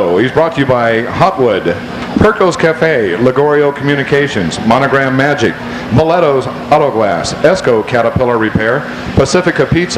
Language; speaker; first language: English; native; English